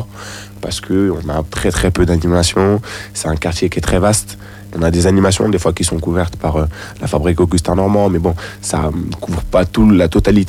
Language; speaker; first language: French; native; French